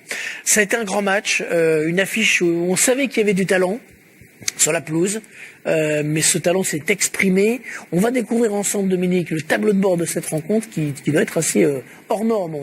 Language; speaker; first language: French; native; French